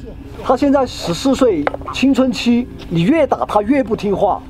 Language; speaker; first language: Chinese; native; Chinese